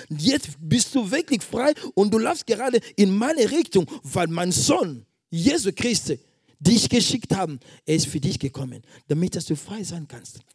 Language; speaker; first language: German; non-native, fluent; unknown